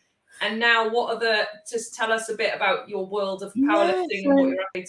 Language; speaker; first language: English; native; English